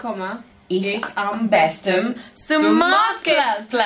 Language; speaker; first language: German; non-native, learner; English